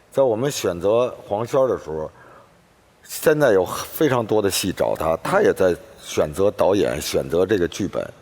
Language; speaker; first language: Chinese; native; Chinese